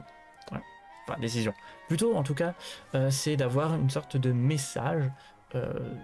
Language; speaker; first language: French; native; French